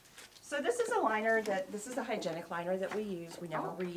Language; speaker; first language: English; native; English